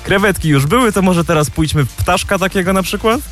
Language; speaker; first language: Polish; native; Polish